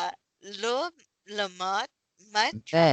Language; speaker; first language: French; non-native, learner; English